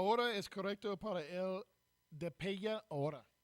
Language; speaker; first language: Spanish; non-native, learner; English